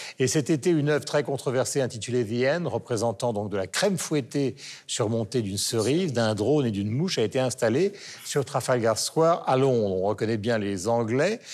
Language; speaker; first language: French; native; French